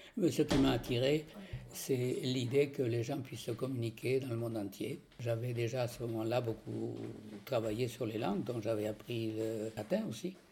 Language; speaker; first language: French; non-native, local second language; Occitan